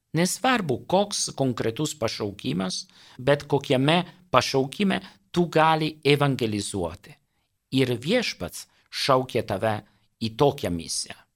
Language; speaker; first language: Lithuanian; non-native, fluent; Italian